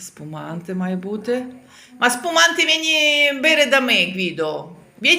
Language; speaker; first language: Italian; non-native, learner; Ukrainian